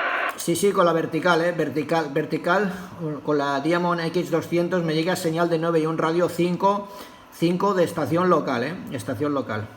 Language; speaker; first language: Spanish; non-native, local second language; Catalan